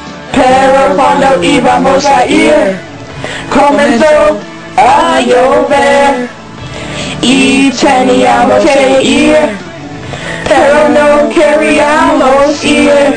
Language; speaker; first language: Spanish; non-native, learner; English